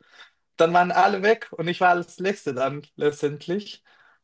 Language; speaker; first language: German; non-native, fluent; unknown